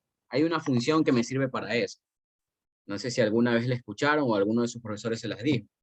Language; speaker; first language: Spanish; native; Spanish